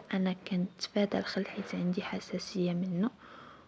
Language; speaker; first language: Arabic; native; Arabic